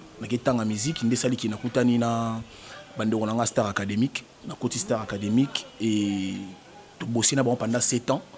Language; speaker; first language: Lingala; native; Lingala